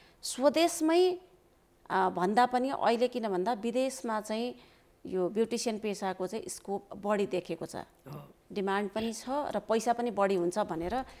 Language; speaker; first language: Nepali; native; Nepali